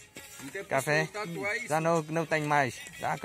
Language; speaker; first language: Portuguese; non-native, learner; Vietnamese